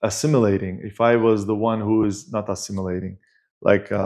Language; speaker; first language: English; non-native, fluent; Turkish